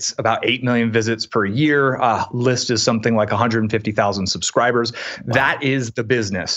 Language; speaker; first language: English; native; English